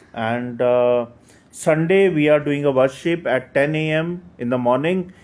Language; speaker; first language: English; non-native, local second language; Hindi